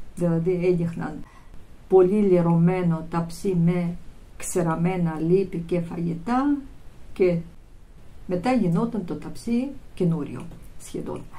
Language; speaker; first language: Greek; non-native, fluent; Russian